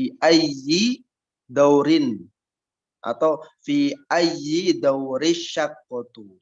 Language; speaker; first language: Arabic; non-native, fluent; Indonesian